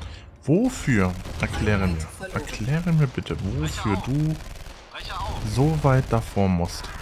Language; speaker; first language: German; native; German